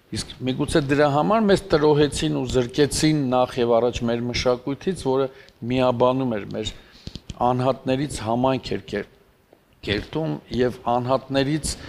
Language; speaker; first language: Armenian; native; Armenian